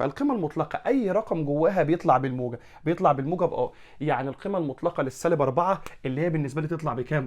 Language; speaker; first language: Arabic; native; Arabic